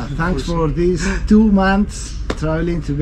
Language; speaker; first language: English; non-native, learner; Spanish